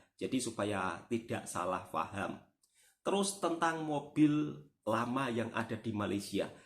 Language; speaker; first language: Indonesian; native; Indonesian